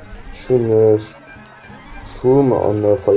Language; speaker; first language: German; non-native, local second language; Luxembourgish